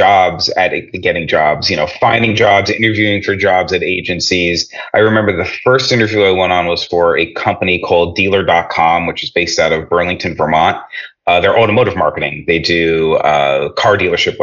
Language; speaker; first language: English; native; English